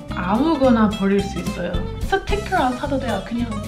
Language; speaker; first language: Korean; non-native, fluent; English